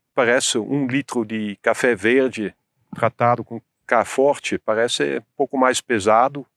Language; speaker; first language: Portuguese; non-native, fluent; Dutch